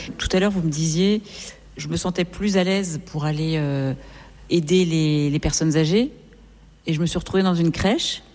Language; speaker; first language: French; native; French